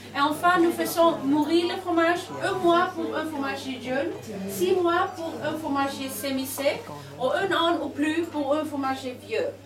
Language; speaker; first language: French; non-native, learner; Dutch